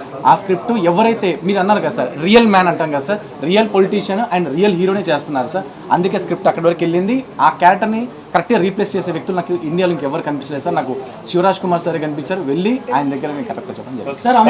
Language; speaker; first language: Telugu; native; Telugu